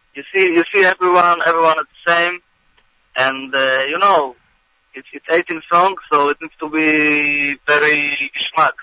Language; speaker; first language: English; non-native, fluent; Hebrew